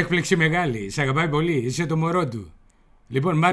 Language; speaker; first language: Greek; native; Greek